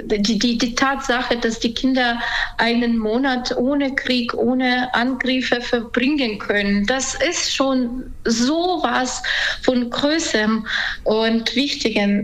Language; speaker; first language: German; non-native, fluent; Ukrainian